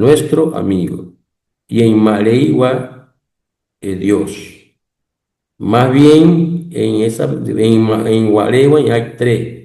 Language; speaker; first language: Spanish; non-native, local second language; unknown